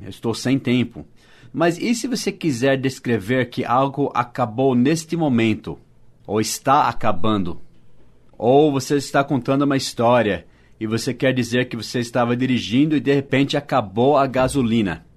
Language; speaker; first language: Portuguese; non-native, fluent; English